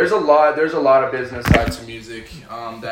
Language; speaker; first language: English; early bilingual, other home language; Spanish